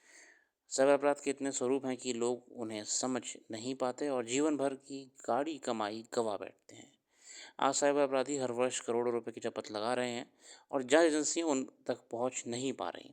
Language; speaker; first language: Hindi; native; Hindi